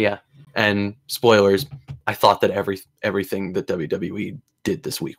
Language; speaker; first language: English; native; English